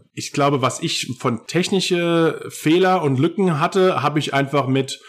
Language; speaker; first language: German; native; German